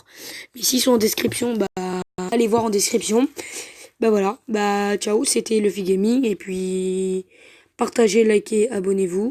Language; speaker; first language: French; native; French